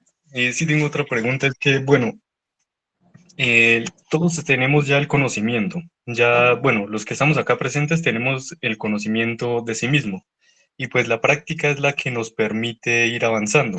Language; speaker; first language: Spanish; native; Spanish